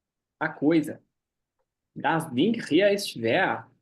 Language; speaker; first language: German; non-native, fluent; Portuguese